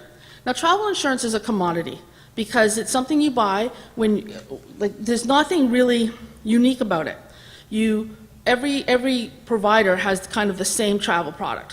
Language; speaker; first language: English; native; English